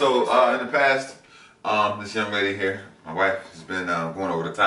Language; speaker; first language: English; native; English